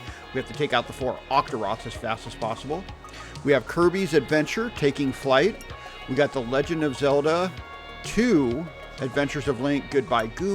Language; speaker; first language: English; native; English